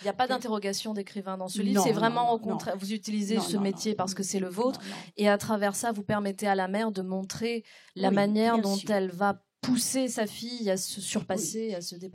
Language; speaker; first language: French; native; French